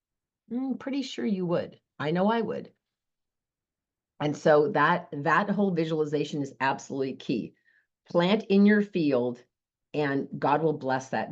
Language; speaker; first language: English; native; English